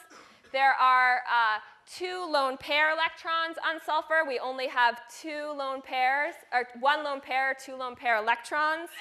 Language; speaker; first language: English; native; English